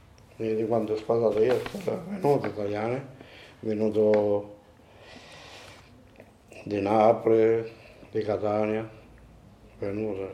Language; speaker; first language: Italian; non-native, local second language; Sicilian